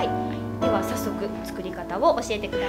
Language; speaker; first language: Japanese; native; Japanese